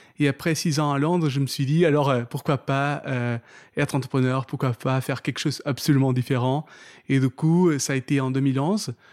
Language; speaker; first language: French; non-native, fluent; Portuguese